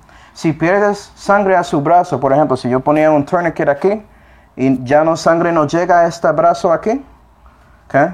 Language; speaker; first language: Spanish; non-native, fluent; English